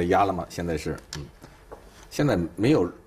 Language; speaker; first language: Chinese; native; Chinese